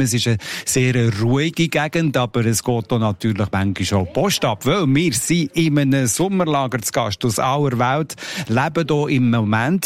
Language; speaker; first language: German; native; German